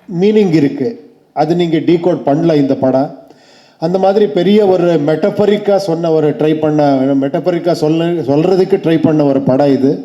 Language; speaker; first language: Tamil; non-native, learner; Kannada